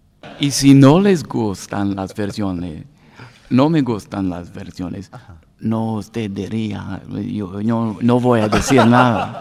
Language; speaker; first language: Spanish; non-native, learner; English